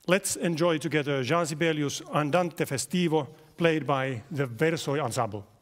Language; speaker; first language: English; non-native, fluent; Finnish